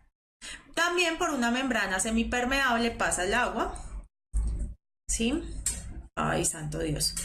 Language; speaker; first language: Spanish; native; Spanish